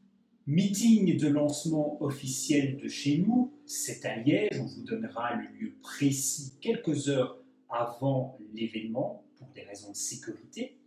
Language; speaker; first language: French; native; French